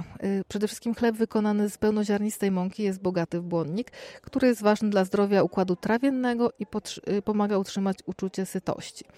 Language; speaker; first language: Polish; native; Polish